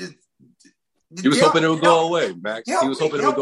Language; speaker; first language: English; native; English